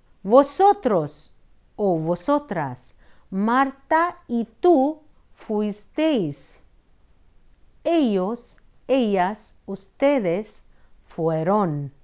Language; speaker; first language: Spanish; non-native, fluent; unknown